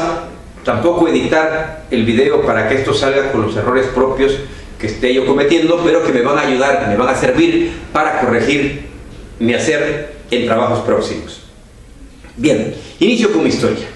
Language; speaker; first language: Spanish; native; Spanish